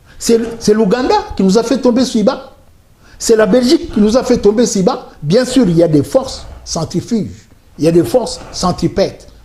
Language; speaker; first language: French; non-native, local second language; Luba-Lulua